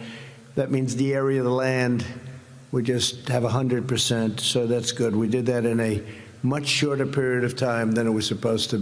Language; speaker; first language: English; native; English